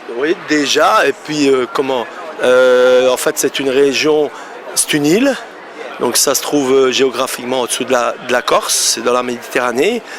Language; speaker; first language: French; early bilingual, other home language; Italian